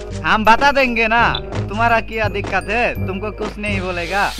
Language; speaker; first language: Hindi; non-native, learner; Bangla